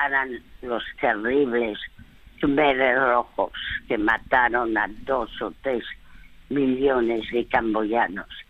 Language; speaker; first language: Spanish; early bilingual, other home language; French